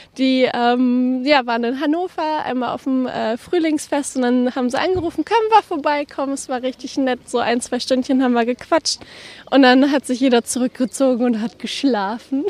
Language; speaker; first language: German; native; German